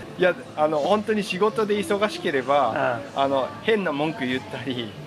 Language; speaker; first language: Japanese; native; Japanese